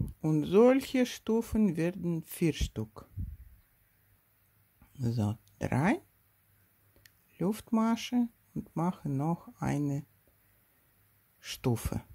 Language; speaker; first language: German; non-native, learner; Russian